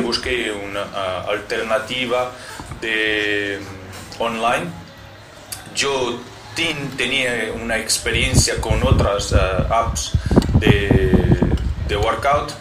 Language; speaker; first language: Spanish; non-native, learner; Portuguese